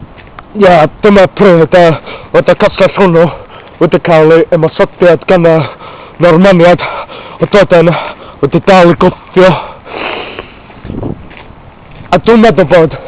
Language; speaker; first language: Welsh; non-native, local second language; English